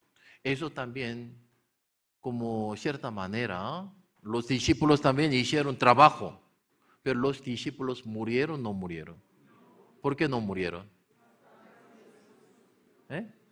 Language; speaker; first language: Spanish; non-native, learner; Korean